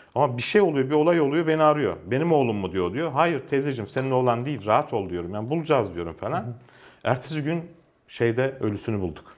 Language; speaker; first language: Turkish; native; Turkish